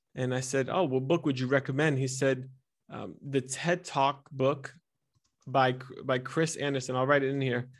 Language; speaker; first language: English; early bilingual, other home language; Italian